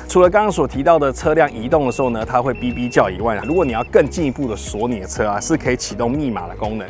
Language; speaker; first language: Chinese; native; Chinese